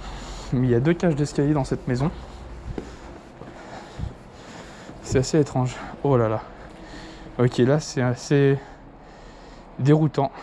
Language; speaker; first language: French; native; French